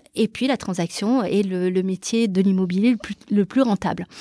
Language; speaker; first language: French; early bilingual, other home language; Portuguese